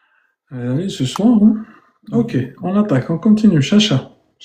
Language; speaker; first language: French; native; French